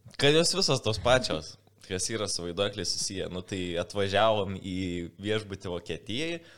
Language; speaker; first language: Lithuanian; native; Lithuanian